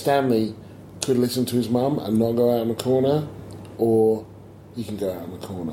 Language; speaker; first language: English; native; English